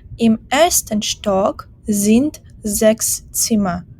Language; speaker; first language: German; non-native, fluent; Ukrainian